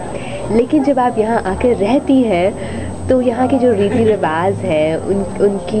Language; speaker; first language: Hindi; native; Hindi